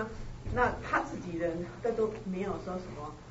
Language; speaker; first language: Chinese; native; Chinese